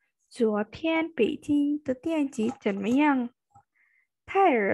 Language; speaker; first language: Chinese; non-native, fluent; Indonesian